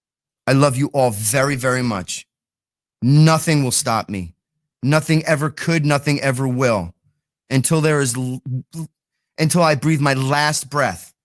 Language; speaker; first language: English; native; English